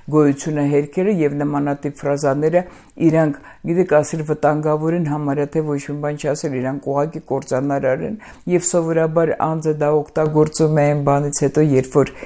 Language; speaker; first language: Armenian; native; Armenian